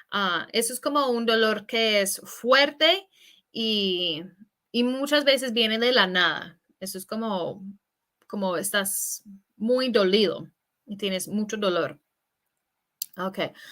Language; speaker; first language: Spanish; non-native, fluent; English